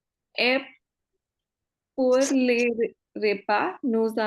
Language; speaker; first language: French; non-native, learner; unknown